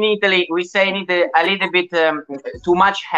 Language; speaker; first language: English; non-native, learner; Italian